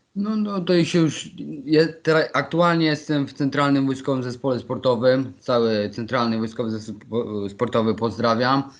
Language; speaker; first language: Polish; native; Polish